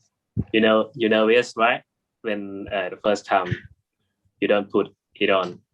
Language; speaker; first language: English; non-native, learner; Thai